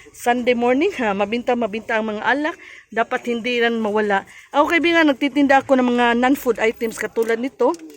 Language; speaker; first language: Filipino; non-native, local second language; Cebuano